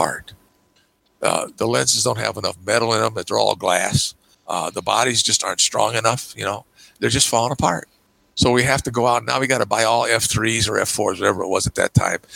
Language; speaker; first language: English; native; English